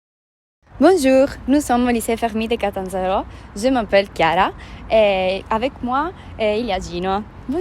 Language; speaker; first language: French; non-native, learner; Italian